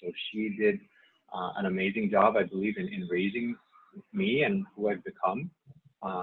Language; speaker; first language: English; non-native, fluent; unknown